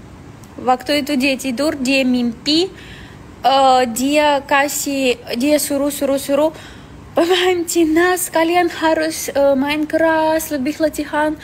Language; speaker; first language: Indonesian; non-native, fluent; Russian